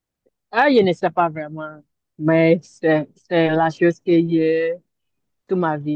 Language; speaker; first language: French; non-native, learner; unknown